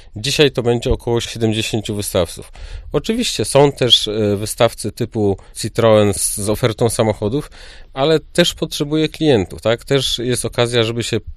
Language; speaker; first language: Polish; native; Polish